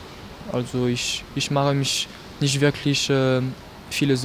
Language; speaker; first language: German; non-native, local second language; French